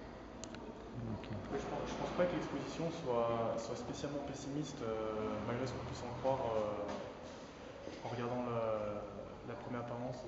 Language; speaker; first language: French; native; French